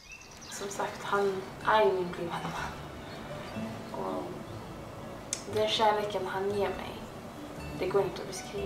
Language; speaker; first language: Swedish; early bilingual, other home language; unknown